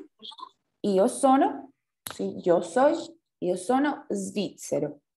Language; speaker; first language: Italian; non-native, fluent; Spanish